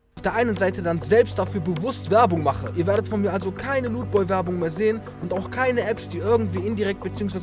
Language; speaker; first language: German; early bilingual, other home language; Arabic